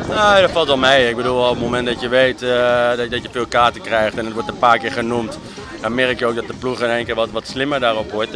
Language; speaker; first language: Dutch; native; Dutch